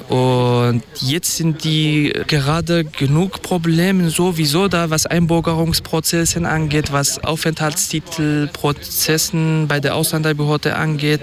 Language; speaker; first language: German; non-native, fluent; Kurdish